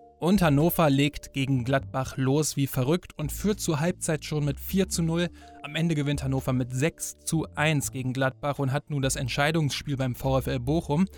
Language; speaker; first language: German; native; German